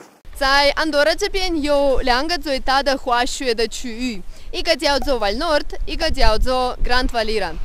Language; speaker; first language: Chinese; non-native, fluent; Russian